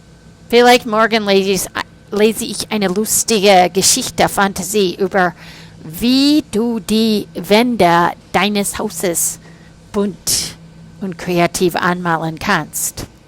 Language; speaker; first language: German; non-native, fluent; English